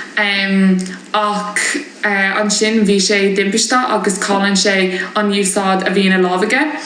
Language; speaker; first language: Irish; non-native, local second language; English